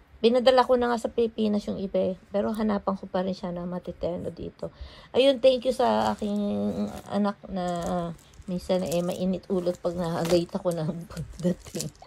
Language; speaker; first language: Filipino; non-native, local second language; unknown